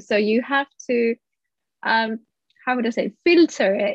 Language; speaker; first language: English; non-native, fluent; Finnish